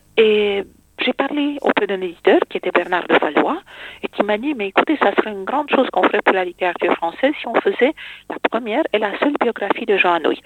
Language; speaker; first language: French; non-native, fluent; Romanian